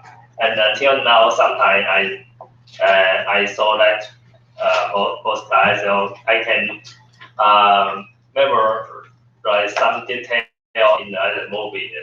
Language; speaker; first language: English; non-native, learner; Chinese